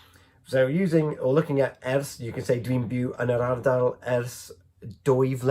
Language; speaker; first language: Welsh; non-native, learner; English